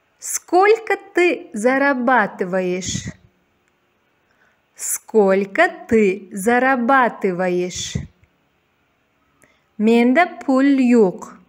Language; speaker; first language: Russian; non-native, local second language; Uzbek